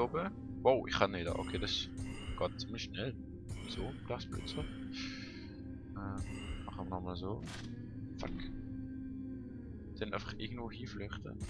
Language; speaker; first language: German; native; German